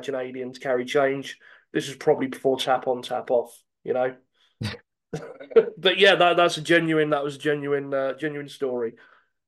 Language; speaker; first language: English; native; English